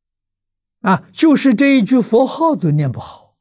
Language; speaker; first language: Chinese; native; Chinese